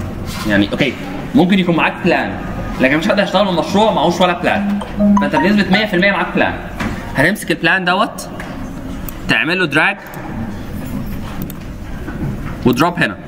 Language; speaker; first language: Arabic; native; Arabic